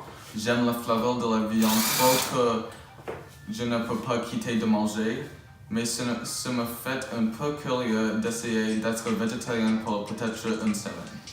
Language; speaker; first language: French; non-native, learner; English